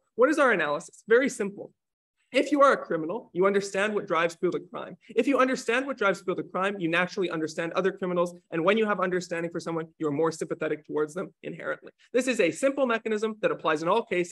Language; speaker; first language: English; native; English